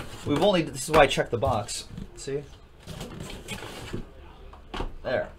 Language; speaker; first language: English; native; English